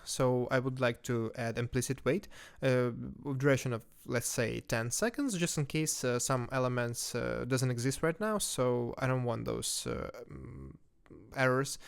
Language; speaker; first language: English; non-native, fluent; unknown